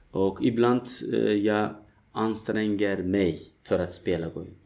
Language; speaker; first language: Swedish; non-native, learner; Turkish